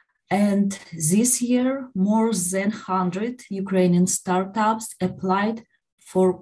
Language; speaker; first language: English; non-native, learner; Ukrainian